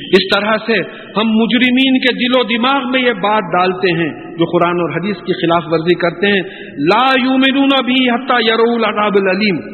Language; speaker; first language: Urdu; native; Urdu